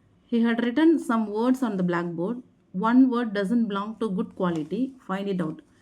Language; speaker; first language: English; non-native, local second language; Tamil